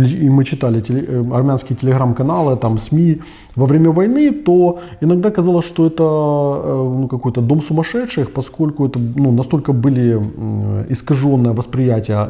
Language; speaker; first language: Russian; native; Russian